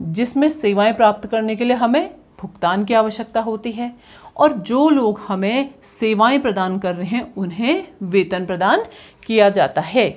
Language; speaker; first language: Hindi; native; Hindi